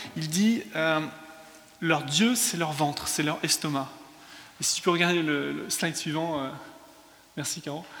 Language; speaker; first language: French; early bilingual, other home language; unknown